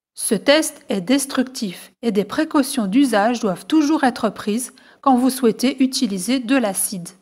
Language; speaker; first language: French; native; French